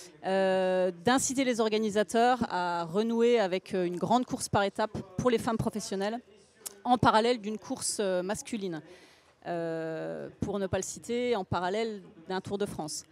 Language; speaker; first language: French; native; French